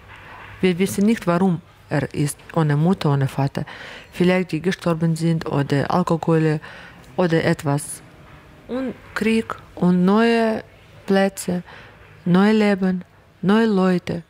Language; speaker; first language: German; non-native, learner; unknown